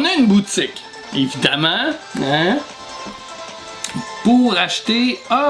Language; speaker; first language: French; native; French